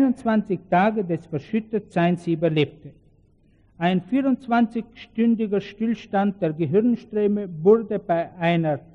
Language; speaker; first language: German; native; German